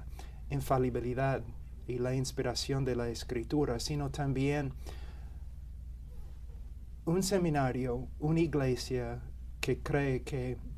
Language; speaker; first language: Spanish; non-native, fluent; English